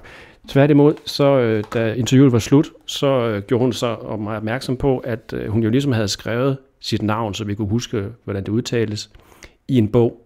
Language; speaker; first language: Danish; native; Danish